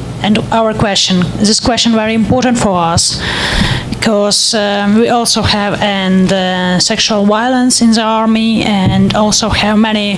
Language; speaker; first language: English; non-native, learner; Ukrainian